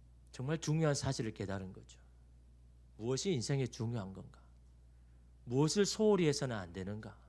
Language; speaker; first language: Korean; native; Korean